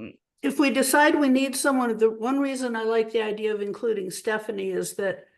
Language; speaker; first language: English; native; English